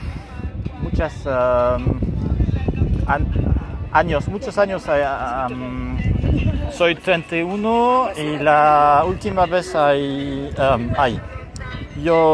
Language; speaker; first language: Spanish; non-native, learner; French